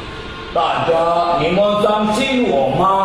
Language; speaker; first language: Chinese; non-native, learner; Korean